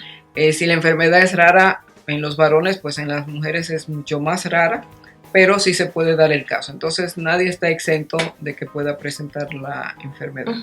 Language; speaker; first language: Spanish; native; Spanish